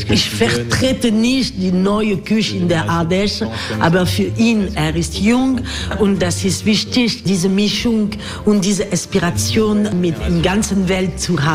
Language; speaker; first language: German; non-native, learner; French